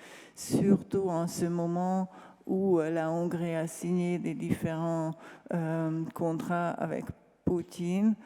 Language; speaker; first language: French; non-native, fluent; Hungarian